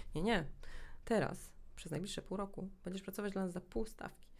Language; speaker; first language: Polish; native; Polish